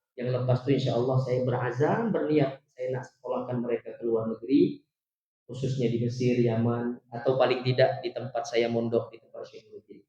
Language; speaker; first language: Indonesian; native; Indonesian